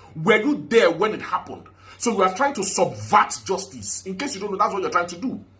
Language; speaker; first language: English; non-native, local second language; Yoruba